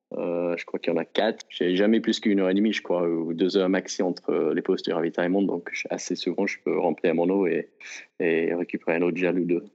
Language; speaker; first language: French; non-native, fluent; English